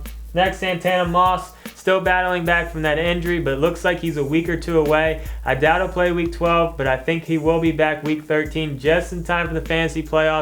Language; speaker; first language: English; native; English